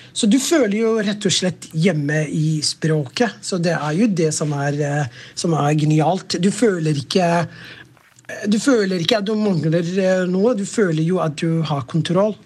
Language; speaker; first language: Norwegian; non-native, fluent; Somali